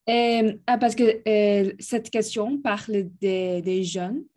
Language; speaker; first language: French; non-native, learner; Spanish